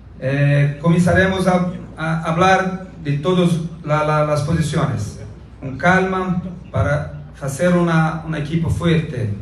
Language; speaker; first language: Spanish; non-native, learner; Portuguese